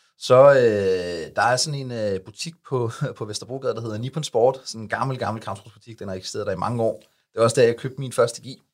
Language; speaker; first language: Danish; early bilingual, other home language; Arabic